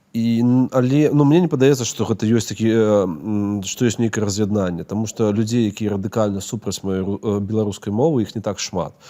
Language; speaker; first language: Belarusian; non-native, local second language; Russian